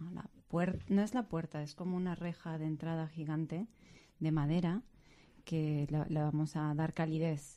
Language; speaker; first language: Spanish; native; Spanish